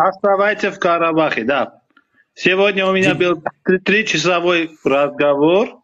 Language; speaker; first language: Russian; non-native, fluent; Armenian